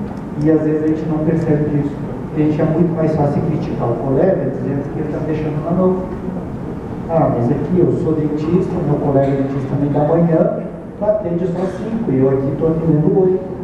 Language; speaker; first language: Portuguese; native; Portuguese